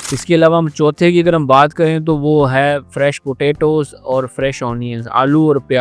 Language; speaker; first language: Hindi; native; Hindi